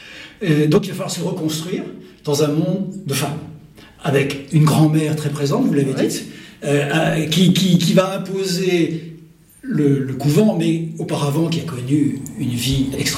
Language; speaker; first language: French; native; French